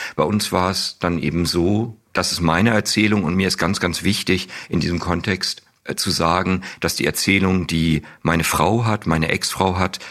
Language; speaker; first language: German; native; German